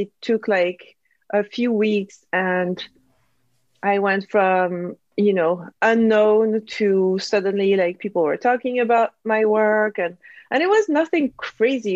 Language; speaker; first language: English; non-native, fluent; French